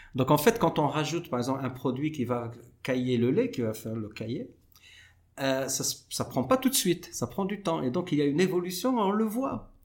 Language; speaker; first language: French; non-native, local second language; Arabic